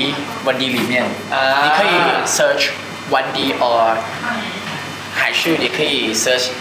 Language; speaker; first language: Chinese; non-native, learner; Thai